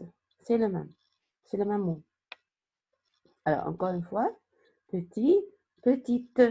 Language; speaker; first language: French; non-native, fluent; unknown